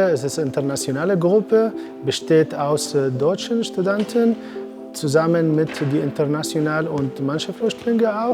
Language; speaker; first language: German; non-native, learner; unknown